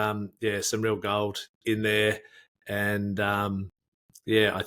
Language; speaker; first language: English; native; English